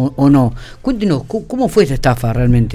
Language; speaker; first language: Spanish; native; Spanish